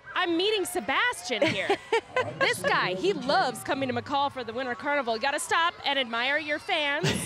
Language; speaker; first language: English; native; English